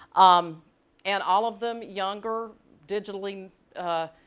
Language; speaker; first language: English; native; English